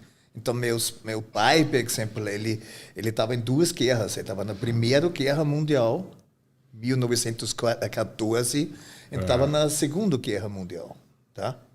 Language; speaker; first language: Portuguese; non-native, fluent; German